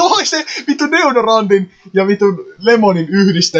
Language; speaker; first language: Finnish; native; Finnish